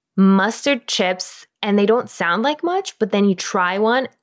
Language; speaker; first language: English; non-native, fluent; Romanian